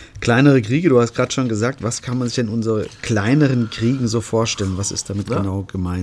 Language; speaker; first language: German; native; German